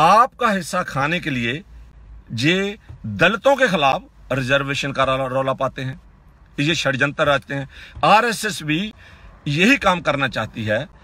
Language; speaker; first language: Hindi; non-native, local second language; Punjabi